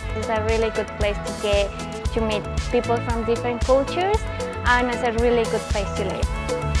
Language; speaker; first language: English; non-native, fluent; Spanish